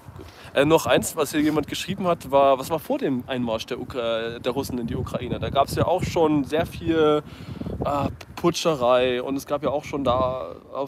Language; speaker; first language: German; native; German